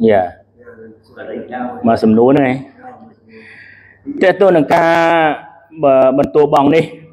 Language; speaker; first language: Khmer; native; Khmer